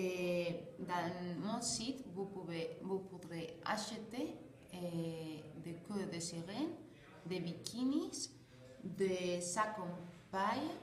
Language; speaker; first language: French; non-native, learner; Spanish